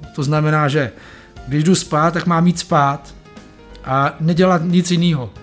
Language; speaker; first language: Czech; native; Czech